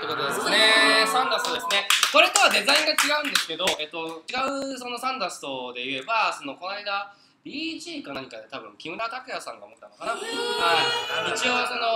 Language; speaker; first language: Japanese; native; Japanese